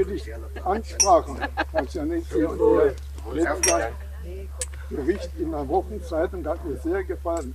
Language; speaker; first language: German; native; German